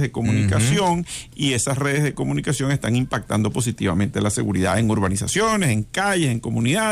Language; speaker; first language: Spanish; native; Spanish